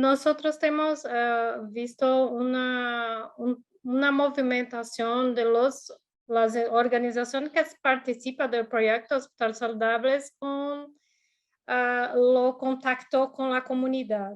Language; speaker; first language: Spanish; non-native, learner; Portuguese